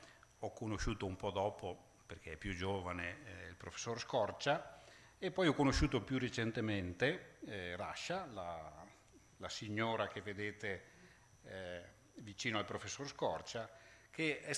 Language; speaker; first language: Italian; native; Italian